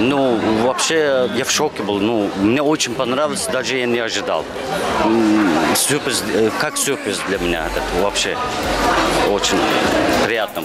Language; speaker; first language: Russian; non-native, learner; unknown